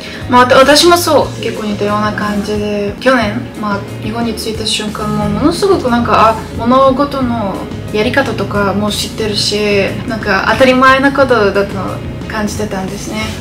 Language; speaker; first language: Japanese; non-native, fluent; Bulgarian